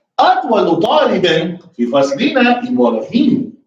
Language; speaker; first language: Arabic; non-native, fluent; English